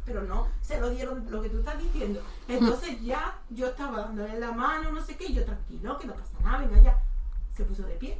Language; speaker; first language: Spanish; native; Spanish